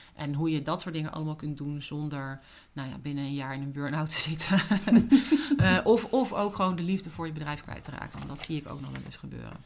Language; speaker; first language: Dutch; native; Dutch